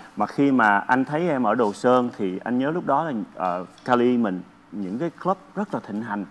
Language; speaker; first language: Vietnamese; early bilingual, heritage; Vietnamese